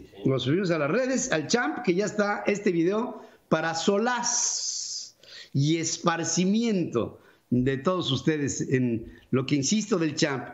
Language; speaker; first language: Spanish; native; Spanish